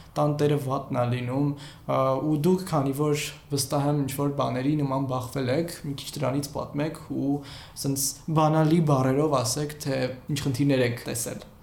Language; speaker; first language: Armenian; native; Armenian